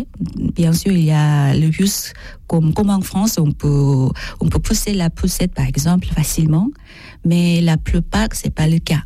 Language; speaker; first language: French; non-native, learner; Korean